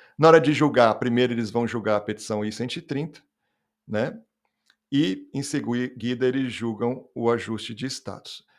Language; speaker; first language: Portuguese; native; Portuguese